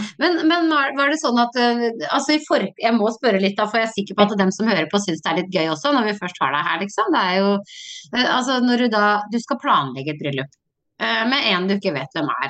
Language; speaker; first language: Norwegian; native; Norwegian